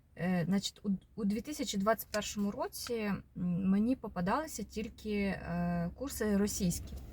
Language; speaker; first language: Ukrainian; non-native, local second language; Russian